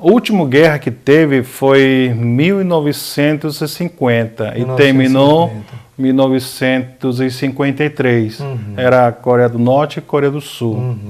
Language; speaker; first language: Portuguese; non-native, fluent; Korean